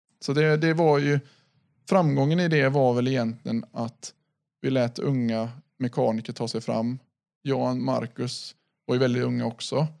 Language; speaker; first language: Swedish; native; Swedish